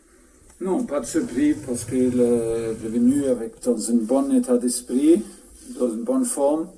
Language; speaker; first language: French; non-native, fluent; German